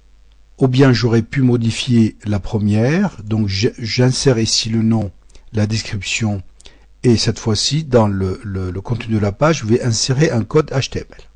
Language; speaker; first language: French; native; French